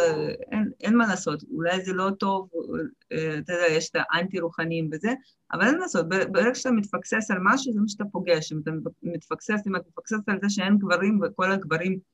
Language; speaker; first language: Hebrew; early bilingual, other home language; Russian